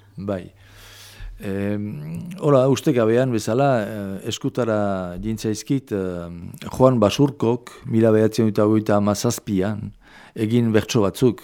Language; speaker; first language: Basque; native; Basque